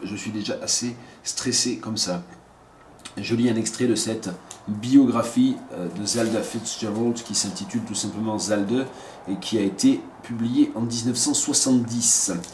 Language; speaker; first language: French; native; French